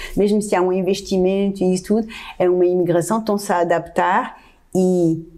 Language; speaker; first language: Portuguese; non-native, fluent; French